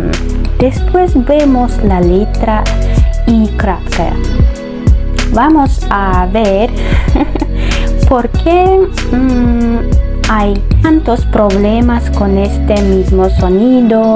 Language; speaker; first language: Spanish; non-native, fluent; Russian